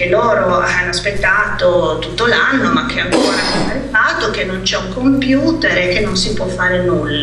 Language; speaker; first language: Italian; native; Italian